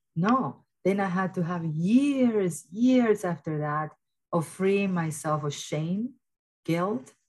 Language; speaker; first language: English; early bilingual, other home language; Spanish